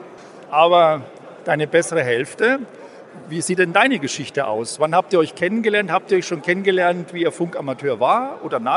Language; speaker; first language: German; native; German